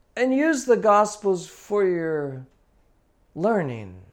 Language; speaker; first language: English; native; English